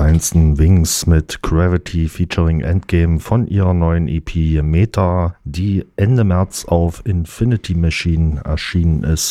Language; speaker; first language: German; native; German